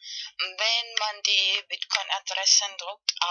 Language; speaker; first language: German; non-native, fluent; Spanish